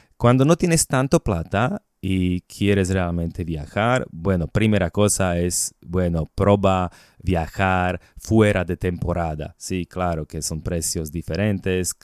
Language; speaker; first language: Spanish; non-native, fluent; Slovak